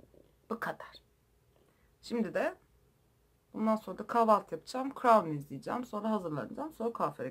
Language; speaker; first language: Turkish; native; Turkish